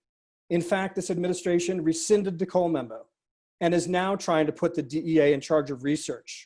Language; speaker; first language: English; native; English